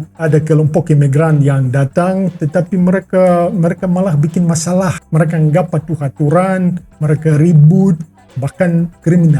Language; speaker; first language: Indonesian; non-native, fluent; Russian